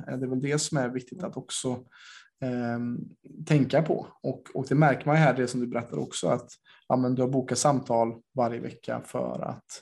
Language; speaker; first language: Swedish; native; Swedish